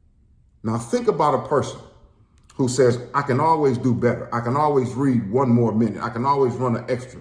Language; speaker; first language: English; native; English